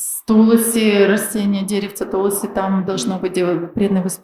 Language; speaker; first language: Russian; native; Russian